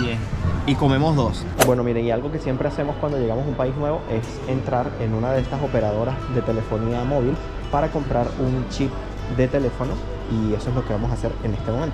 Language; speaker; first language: Spanish; native; Spanish